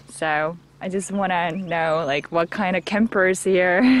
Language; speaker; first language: English; non-native, learner; Korean